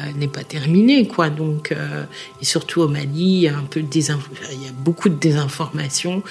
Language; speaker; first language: French; native; French